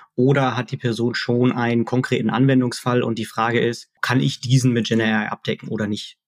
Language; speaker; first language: German; native; German